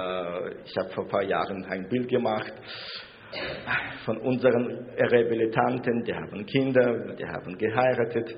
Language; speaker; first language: German; non-native, fluent; Russian